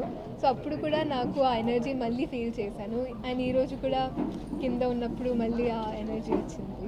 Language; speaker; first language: Telugu; non-native, fluent; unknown